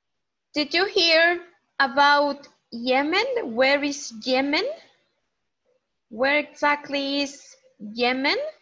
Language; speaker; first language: English; non-native, fluent; Spanish